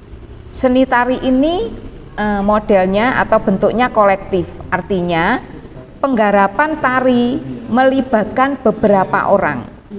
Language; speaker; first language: Malay; native; Malay